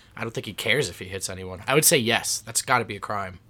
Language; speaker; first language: English; native; English